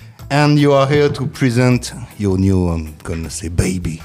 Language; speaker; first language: English; non-native, fluent; French